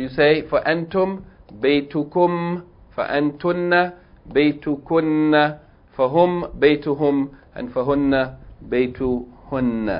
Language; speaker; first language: Arabic; non-native, fluent; English